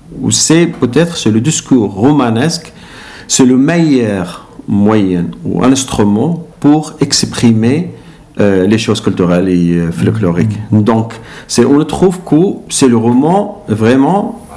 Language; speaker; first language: French; non-native, learner; Arabic